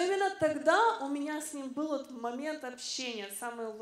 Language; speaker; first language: Russian; native; Russian